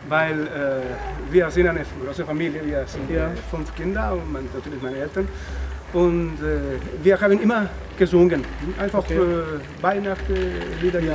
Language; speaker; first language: German; non-native, learner; Spanish